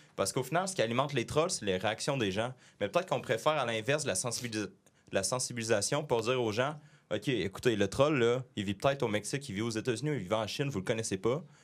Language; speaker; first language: French; native; French